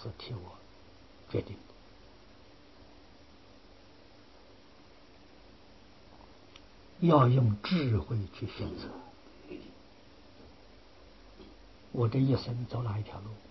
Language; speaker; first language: Chinese; native; Chinese